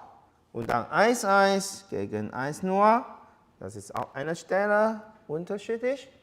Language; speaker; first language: German; non-native, learner; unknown